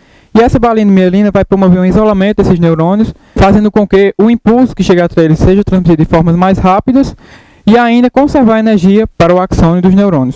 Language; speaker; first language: Portuguese; native; Portuguese